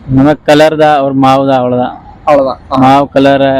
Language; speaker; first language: Tamil; non-native, local second language; Marwari